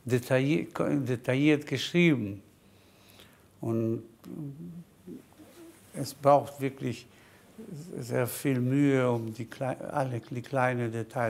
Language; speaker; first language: German; non-native, fluent; Spanish